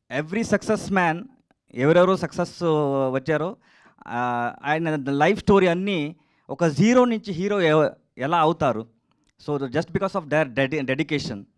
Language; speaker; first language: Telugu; non-native, learner; Kannada